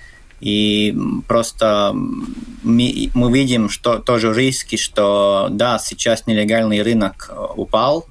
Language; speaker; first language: Russian; non-native, local second language; Latvian